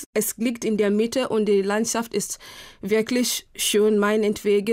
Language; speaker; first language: German; non-native, fluent; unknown